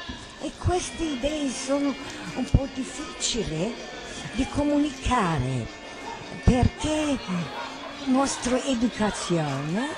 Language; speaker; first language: Italian; non-native, fluent; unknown